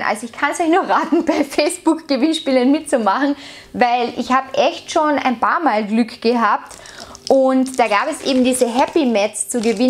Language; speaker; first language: German; native; German